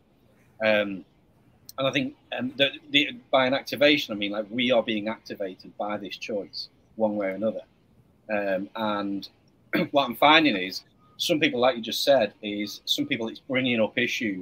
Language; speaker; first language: English; native; English